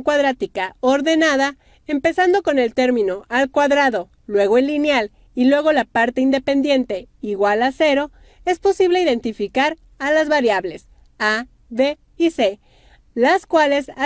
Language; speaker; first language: Spanish; native; Spanish